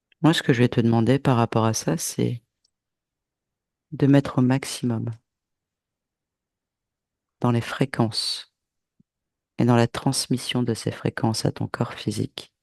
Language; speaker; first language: French; native; French